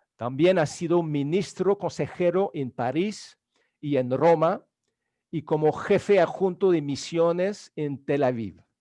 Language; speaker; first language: Spanish; non-native, fluent; French